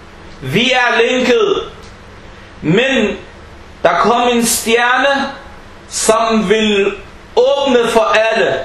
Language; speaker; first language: Danish; early bilingual, other home language; Arabic